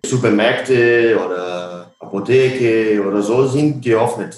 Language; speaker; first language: German; non-native, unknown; Portuguese